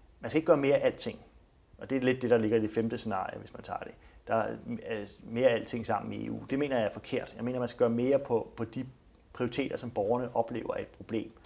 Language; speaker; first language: Danish; native; Danish